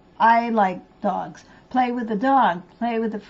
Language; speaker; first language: English; native; English